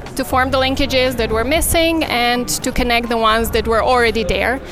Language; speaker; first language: English; non-native, fluent; Serbian